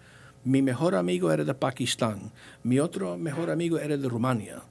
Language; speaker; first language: Spanish; early bilingual, heritage; English